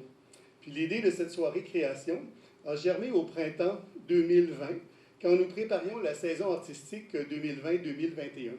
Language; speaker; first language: French; native; French